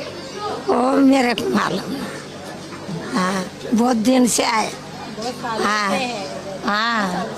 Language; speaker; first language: Hindi; non-native, local second language; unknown